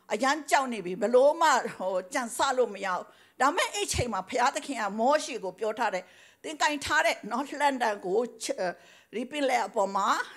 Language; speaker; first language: Burmese; non-native, local second language; Tedim Chin